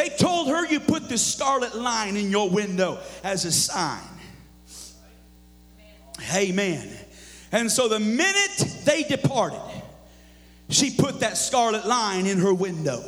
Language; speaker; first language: English; native; English